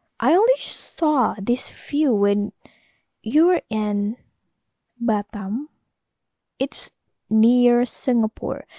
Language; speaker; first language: English; non-native, learner; Indonesian